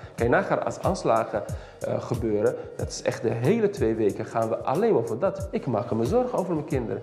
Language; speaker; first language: Dutch; early bilingual, other home language; Riffian